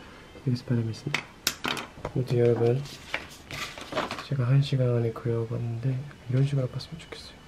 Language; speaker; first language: Korean; non-native, fluent; Japanese